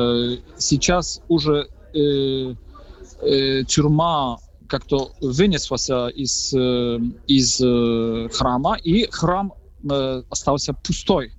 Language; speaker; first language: Russian; non-native, fluent; Polish